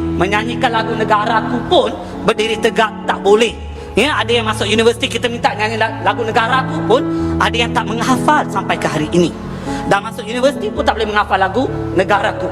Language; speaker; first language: Malay; non-native, local second language; Tamil